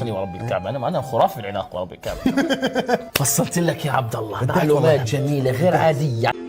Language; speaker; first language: Arabic; native; Arabic